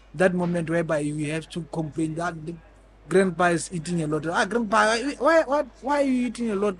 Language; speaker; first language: English; non-native, local second language; Tswana